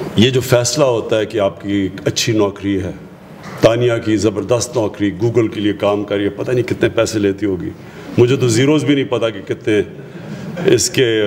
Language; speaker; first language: Urdu; native; Urdu